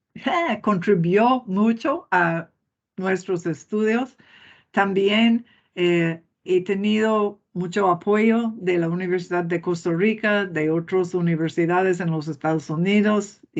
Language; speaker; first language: Spanish; non-native, fluent; English